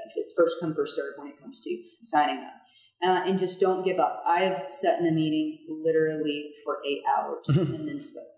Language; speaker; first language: English; native; English